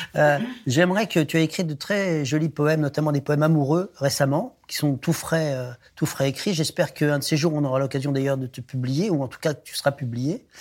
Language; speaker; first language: French; native; French